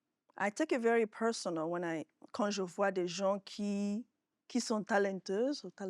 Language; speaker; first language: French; non-native, fluent; Yoruba